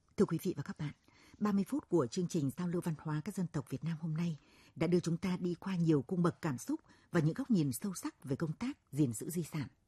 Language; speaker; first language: Vietnamese; native; Vietnamese